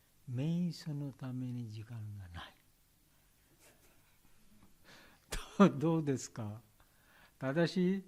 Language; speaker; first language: Japanese; non-native, learner; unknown